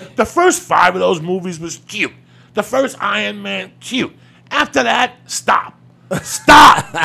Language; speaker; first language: English; non-native, fluent; Spanish